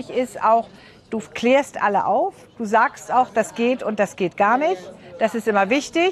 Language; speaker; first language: German; native; German